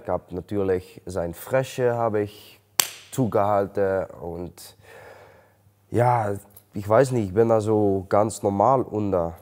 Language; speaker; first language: German; non-native, learner; Dutch